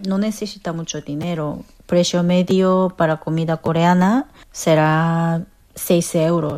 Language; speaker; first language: Spanish; non-native, learner; Korean